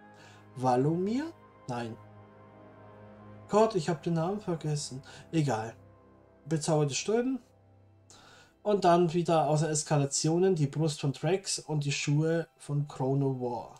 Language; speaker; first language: German; native; German